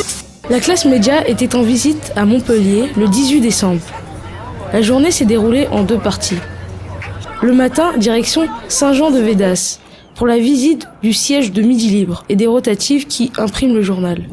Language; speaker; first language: French; native; French